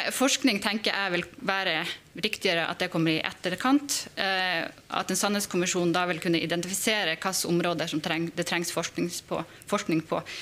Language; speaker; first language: Norwegian; native; Norwegian